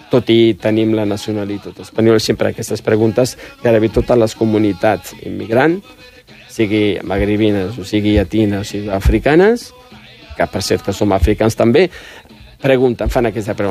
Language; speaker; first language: Catalan; early bilingual, other home language; Riffian